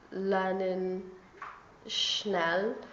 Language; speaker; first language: German; non-native, learner; English